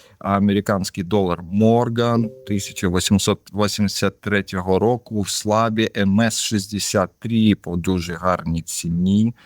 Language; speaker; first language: Ukrainian; non-native, local second language; Russian